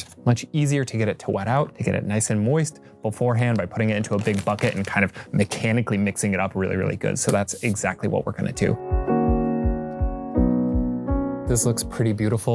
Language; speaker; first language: English; native; English